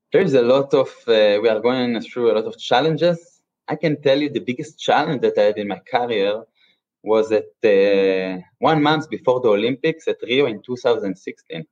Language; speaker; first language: English; non-native, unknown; Hebrew